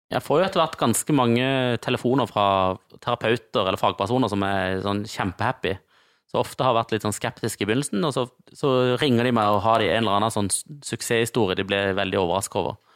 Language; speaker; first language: Norwegian; native; Norwegian